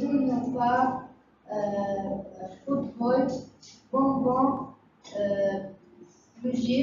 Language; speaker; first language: French; non-native, learner; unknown